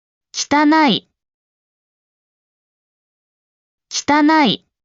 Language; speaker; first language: Japanese; native; Japanese